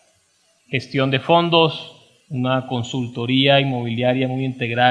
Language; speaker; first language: Spanish; native; Spanish